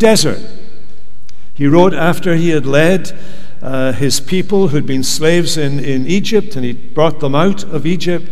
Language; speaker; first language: English; native; English